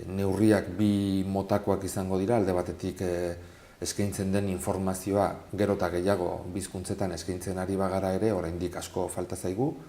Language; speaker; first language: Basque; non-native, local second language; Spanish